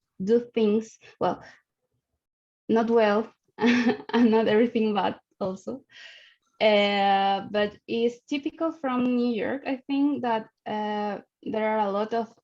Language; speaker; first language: English; non-native, learner; Spanish